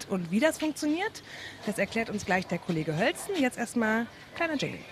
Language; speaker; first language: German; native; German